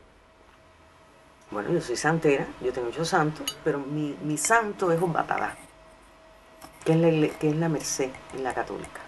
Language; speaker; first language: Spanish; native; Spanish